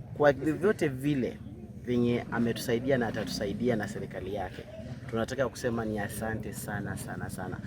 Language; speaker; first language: Swahili; non-native, local second language; Luyia